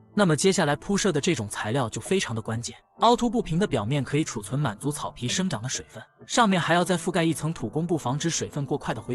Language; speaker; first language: Chinese; native; Chinese